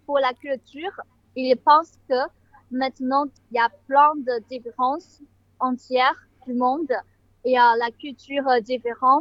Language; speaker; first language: French; non-native, learner; Chinese